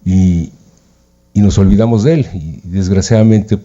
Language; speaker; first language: Spanish; native; Spanish